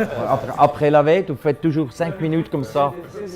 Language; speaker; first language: French; non-native, local second language; German